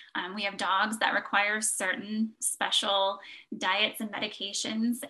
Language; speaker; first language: English; native; English